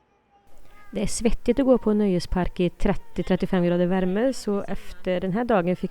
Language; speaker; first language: Swedish; native; Swedish